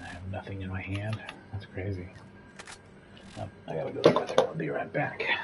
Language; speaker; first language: English; native; English